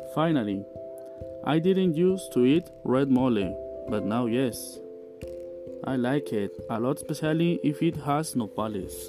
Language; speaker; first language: English; non-native, learner; Spanish